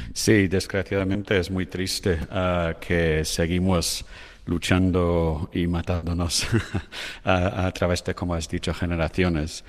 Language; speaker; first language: Spanish; non-native, fluent; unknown